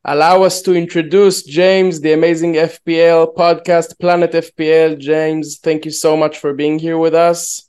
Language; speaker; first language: English; non-native, fluent; Hebrew